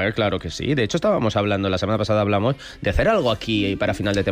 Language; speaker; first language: Spanish; native; Spanish